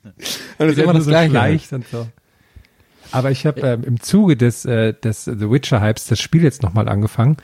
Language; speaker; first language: German; native; German